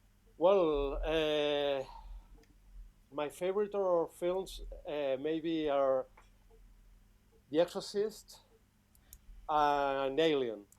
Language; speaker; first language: English; non-native, fluent; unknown